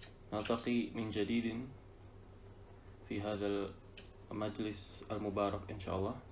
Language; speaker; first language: Arabic; non-native, fluent; Indonesian